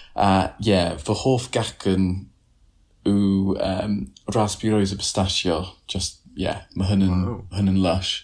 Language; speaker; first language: Welsh; non-native, learner; English